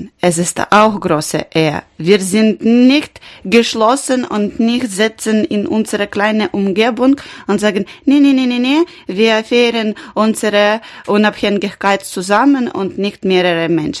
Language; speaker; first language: German; non-native, learner; Ukrainian